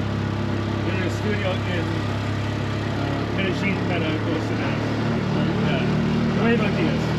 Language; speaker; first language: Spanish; non-native, learner; English